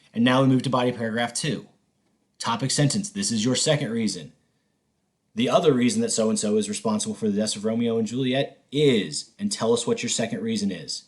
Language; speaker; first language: English; native; English